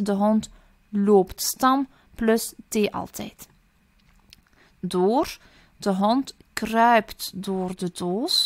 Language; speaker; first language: Dutch; early bilingual, other home language; Turkish